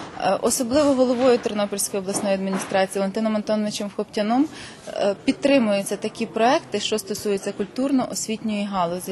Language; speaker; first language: Ukrainian; native; Ukrainian